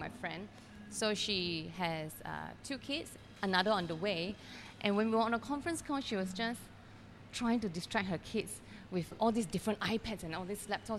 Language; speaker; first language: English; non-native, local second language; Cantonese